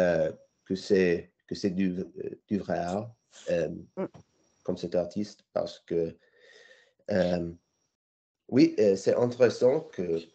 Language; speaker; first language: French; non-native, learner; English